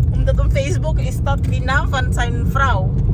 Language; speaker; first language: Dutch; non-native, learner; Filipino